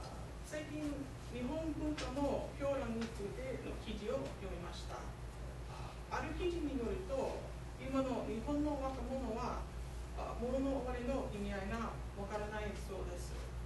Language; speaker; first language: Japanese; non-native, learner; English